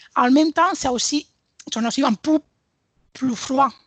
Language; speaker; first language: French; non-native, fluent; Spanish